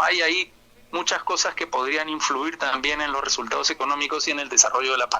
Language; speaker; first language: Spanish; native; Spanish